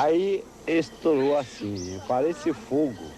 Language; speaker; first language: Portuguese; non-native, local second language; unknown